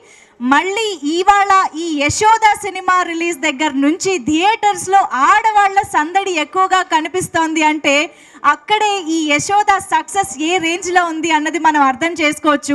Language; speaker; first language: Telugu; native; Telugu